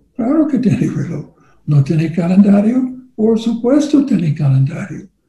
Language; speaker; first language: Spanish; non-native, learner; English